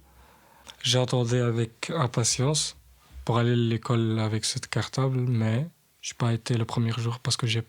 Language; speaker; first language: French; non-native, learner; Arabic